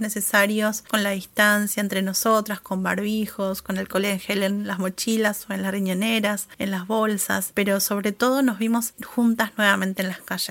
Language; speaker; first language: Spanish; native; Spanish